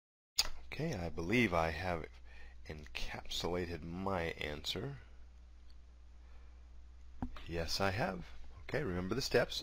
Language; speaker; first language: English; native; English